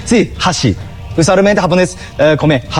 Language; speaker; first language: Spanish; non-native, learner; Japanese